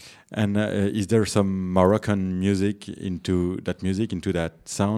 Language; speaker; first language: English; non-native, fluent; French